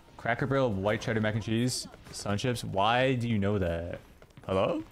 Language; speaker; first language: English; native; English